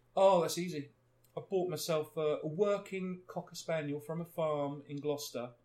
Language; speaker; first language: English; native; English